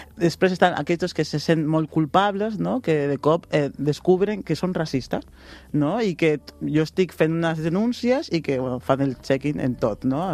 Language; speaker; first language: Catalan; non-native, local second language; Spanish